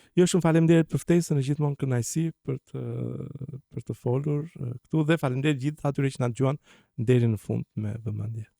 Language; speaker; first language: Albanian; native; Albanian